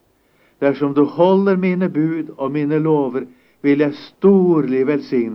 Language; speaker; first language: Norwegian; native; Norwegian